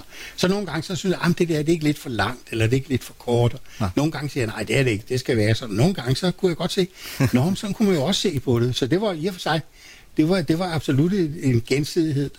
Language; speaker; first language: Danish; native; Danish